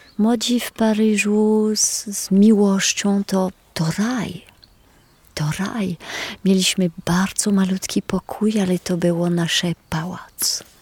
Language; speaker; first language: Polish; non-native, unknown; French